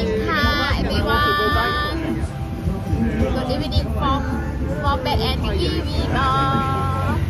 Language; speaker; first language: English; non-native, learner; Thai